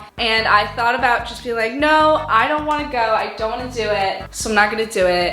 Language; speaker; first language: English; native; English